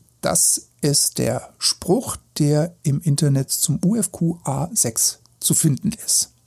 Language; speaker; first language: German; native; German